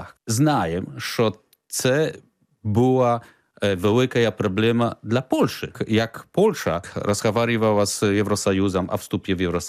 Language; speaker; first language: Ukrainian; non-native, learner; Polish